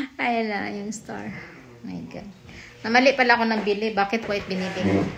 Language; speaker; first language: Filipino; non-native, local second language; Cebuano